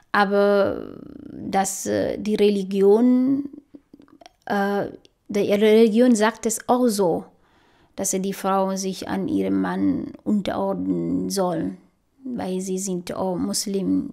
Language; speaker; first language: German; non-native, fluent; Fula